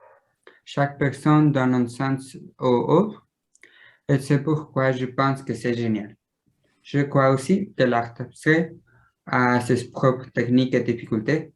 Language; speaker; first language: French; non-native, learner; Spanish